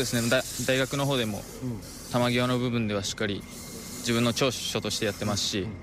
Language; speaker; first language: Japanese; native; Japanese